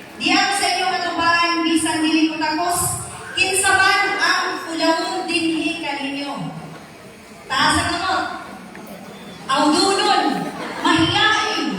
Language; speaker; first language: Cebuano; non-native, local second language; Waray